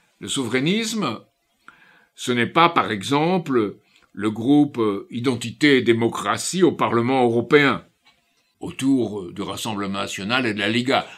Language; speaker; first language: French; native; French